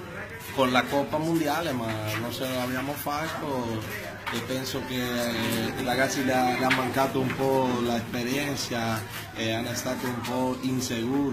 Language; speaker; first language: Italian; non-native, fluent; Spanish